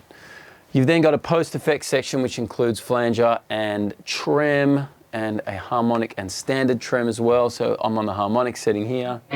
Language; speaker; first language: English; native; English